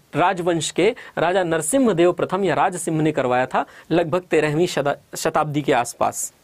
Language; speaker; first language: Hindi; native; Hindi